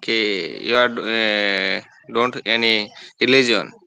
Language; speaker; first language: English; non-native, learner; Bangla